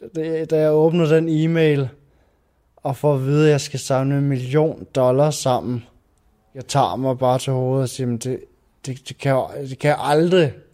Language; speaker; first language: Danish; native; Danish